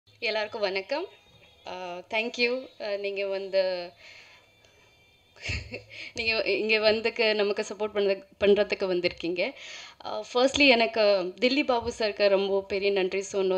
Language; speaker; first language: Tamil; non-native, learner; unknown